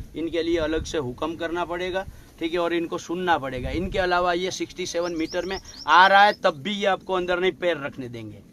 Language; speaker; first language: Hindi; non-native, local second language; Gujarati